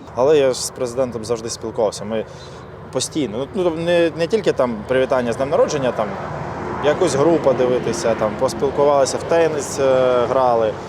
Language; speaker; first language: Ukrainian; non-native, local second language; Russian